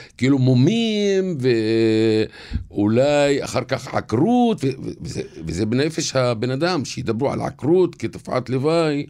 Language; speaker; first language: Hebrew; non-native, local second language; Arabic